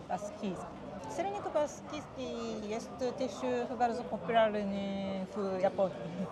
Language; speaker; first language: Polish; non-native, learner; Japanese